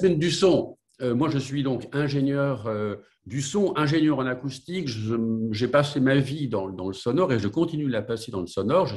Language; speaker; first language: French; native; French